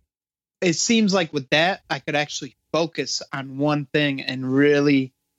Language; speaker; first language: English; native; English